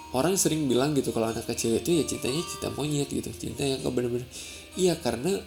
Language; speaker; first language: Indonesian; non-native, local second language; Sundanese